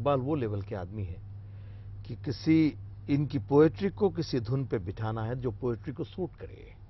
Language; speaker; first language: Urdu; native; Urdu